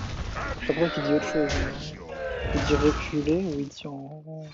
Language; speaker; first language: French; native; French